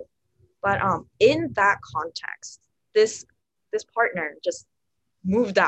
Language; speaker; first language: English; native; English